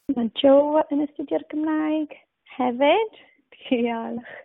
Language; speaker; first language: Welsh; native; Welsh